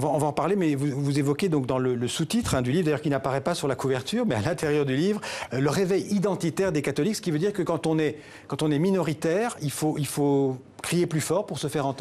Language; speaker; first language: French; native; French